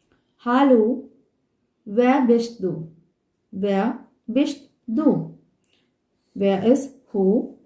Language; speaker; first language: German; non-native, fluent; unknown